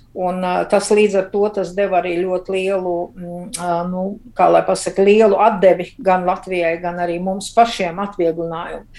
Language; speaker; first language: Latvian; early bilingual, heritage; Latvian